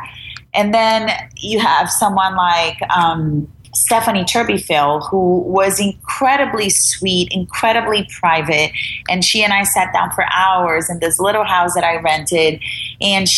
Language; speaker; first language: English; non-native, fluent; Portuguese